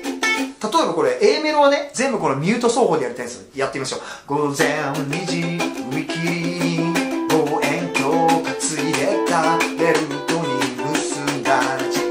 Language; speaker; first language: Japanese; native; Japanese